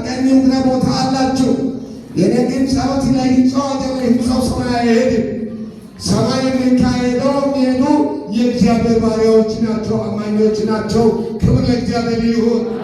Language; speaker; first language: Amharic; non-native, local second language; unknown